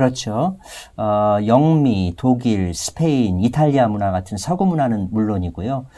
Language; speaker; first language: Korean; native; Korean